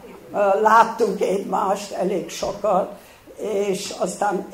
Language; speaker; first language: Hungarian; early bilingual, heritage; Hungarian